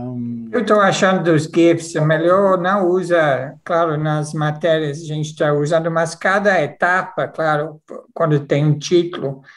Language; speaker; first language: Portuguese; non-native, fluent; English